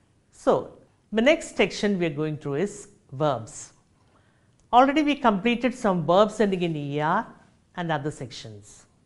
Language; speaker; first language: English; non-native, local second language; Malayalam